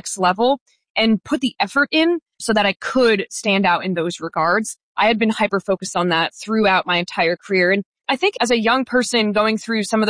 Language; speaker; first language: English; native; English